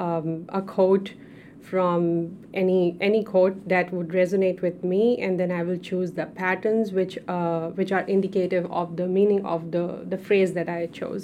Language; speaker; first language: English; non-native, local second language; Urdu